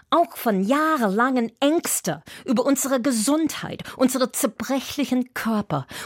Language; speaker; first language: German; non-native, fluent; English